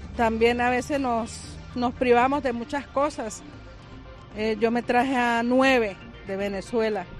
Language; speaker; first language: Spanish; native; Spanish